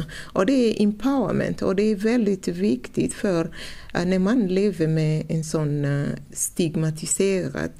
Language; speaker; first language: Swedish; non-native, fluent; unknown